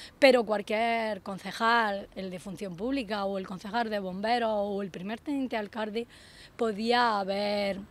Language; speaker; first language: Spanish; native; Spanish